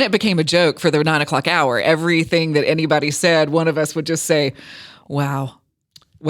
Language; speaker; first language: English; native; English